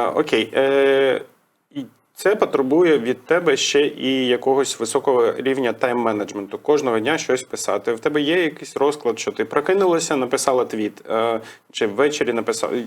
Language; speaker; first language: Ukrainian; native; Ukrainian